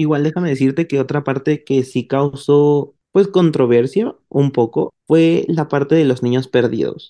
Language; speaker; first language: Spanish; native; Spanish